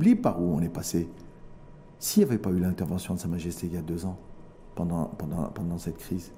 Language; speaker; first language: French; non-native, local second language; Arabic